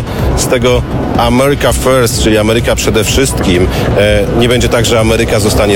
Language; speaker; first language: Polish; native; Polish